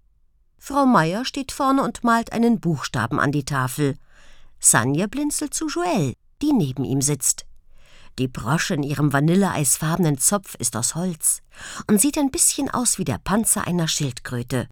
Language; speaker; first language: German; native; German